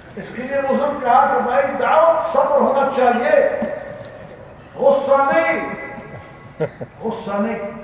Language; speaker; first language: Urdu; non-native, learner; Arabic